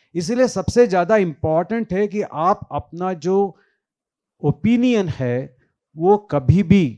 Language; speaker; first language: Hindi; non-native, local second language; Marathi